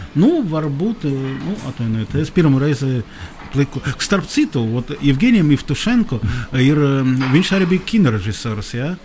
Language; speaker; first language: Latvian; non-native, local second language; Russian